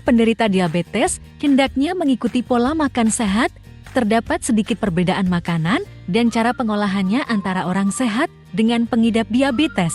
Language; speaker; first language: Indonesian; native; Indonesian